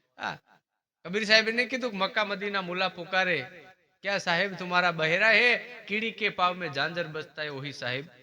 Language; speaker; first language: Gujarati; native; Gujarati